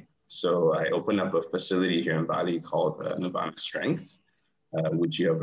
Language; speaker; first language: English; non-native, local second language; Chinese